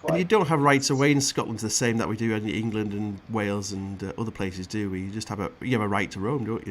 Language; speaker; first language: English; native; English